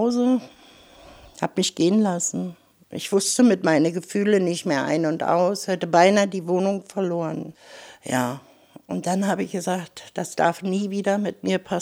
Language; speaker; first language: German; native; German